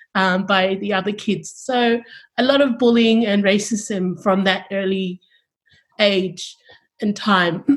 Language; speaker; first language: English; early bilingual, other home language; Tongan